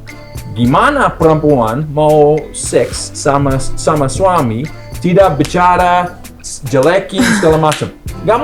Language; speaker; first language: Indonesian; non-native, learner; English